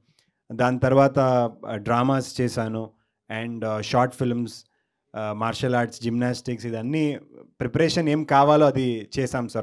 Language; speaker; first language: Telugu; non-native, learner; Kannada